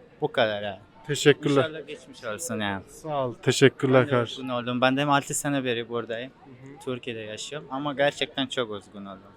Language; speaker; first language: Turkish; non-native, learner; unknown